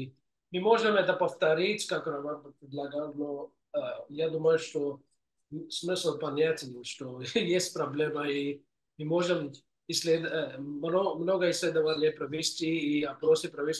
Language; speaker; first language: Russian; non-native, fluent; English